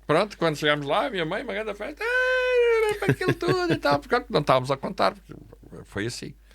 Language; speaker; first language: Portuguese; native; Portuguese